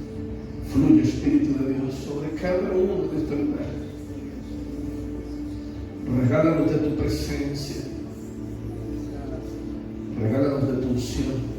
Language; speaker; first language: Spanish; native; Spanish